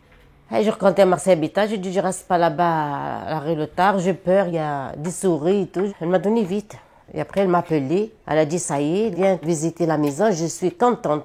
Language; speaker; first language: French; non-native, learner; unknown